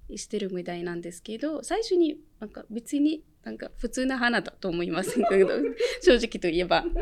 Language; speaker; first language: Japanese; non-native, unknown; Arabic